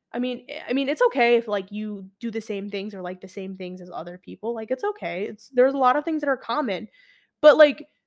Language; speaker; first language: English; early bilingual, other home language; Arabic